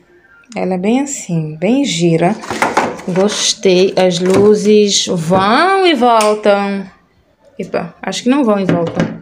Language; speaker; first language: Portuguese; non-native, local second language; Kabuverdianu